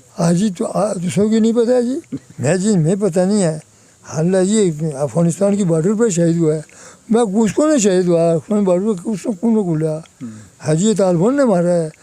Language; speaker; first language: Urdu; non-native, local second language; Pahari-Potwari